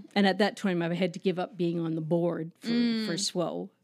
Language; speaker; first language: English; native; English